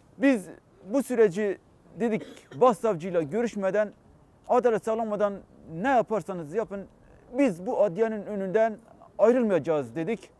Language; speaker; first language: Turkish; non-native, local second language; Kurdish